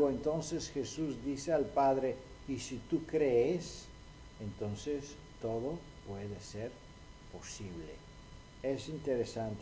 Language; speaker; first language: Spanish; non-native, fluent; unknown